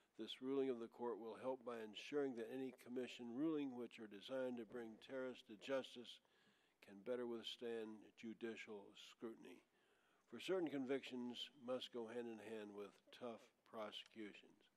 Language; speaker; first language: English; native; English